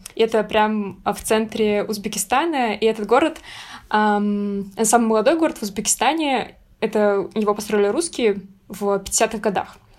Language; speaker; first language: Russian; native; Russian